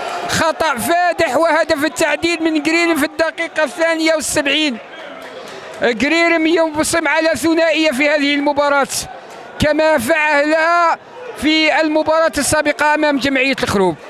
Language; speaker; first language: Arabic; native; Arabic